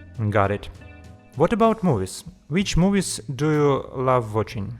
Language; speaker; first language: English; non-native, learner; Ukrainian